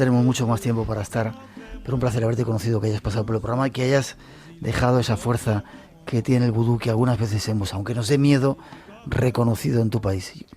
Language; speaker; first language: Spanish; native; Spanish